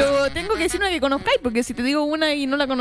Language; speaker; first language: Spanish; native; Spanish